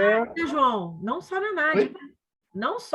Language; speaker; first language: Portuguese; native; Portuguese